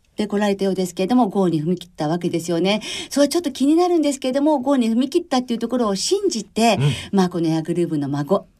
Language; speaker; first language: Japanese; native; Japanese